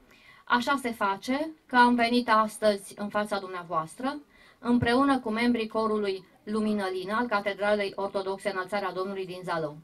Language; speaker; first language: Romanian; native; Romanian